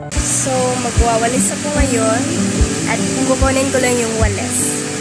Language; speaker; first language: Filipino; non-native, local second language; Cebuano